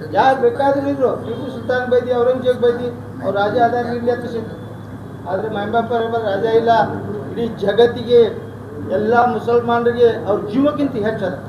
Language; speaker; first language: Kannada; non-native, local second language; Urdu